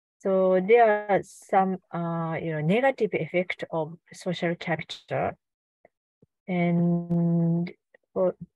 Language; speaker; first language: English; non-native, learner; Japanese